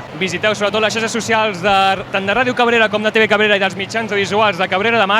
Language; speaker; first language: Catalan; native; Catalan